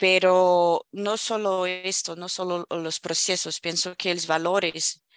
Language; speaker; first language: Spanish; non-native, fluent; Portuguese